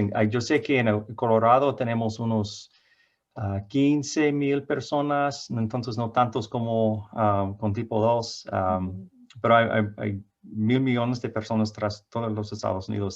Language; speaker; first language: Spanish; non-native, fluent; English